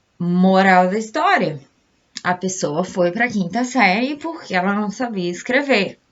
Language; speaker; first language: Portuguese; native; Portuguese